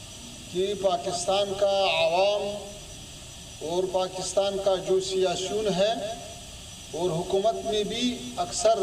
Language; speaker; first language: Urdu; non-native, fluent; Pashto